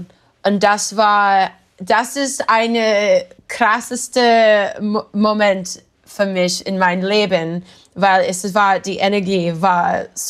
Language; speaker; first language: German; non-native, learner; English